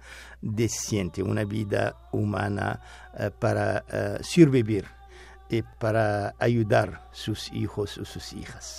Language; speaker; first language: Spanish; non-native, fluent; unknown